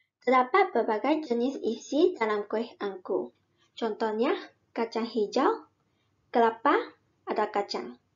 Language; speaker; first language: Malay; non-native, local second language; Min Nan Chinese